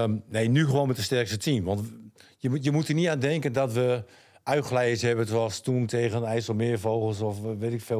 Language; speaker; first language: Dutch; native; Dutch